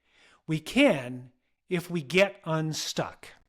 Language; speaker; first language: English; native; English